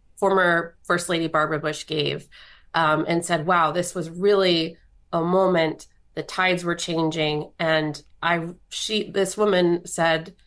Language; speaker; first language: English; native; English